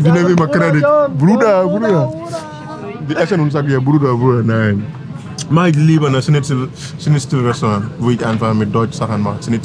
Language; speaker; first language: German; non-native, learner; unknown